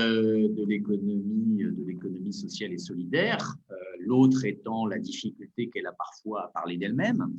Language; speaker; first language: French; native; French